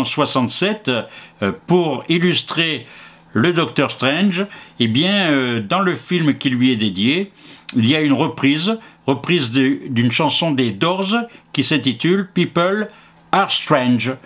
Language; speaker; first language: French; native; French